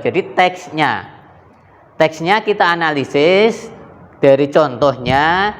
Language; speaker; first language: Indonesian; native; Indonesian